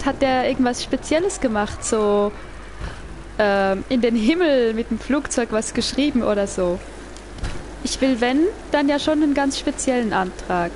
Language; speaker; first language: German; native; German